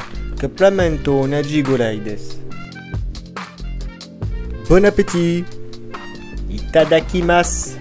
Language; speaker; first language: Japanese; non-native, learner; French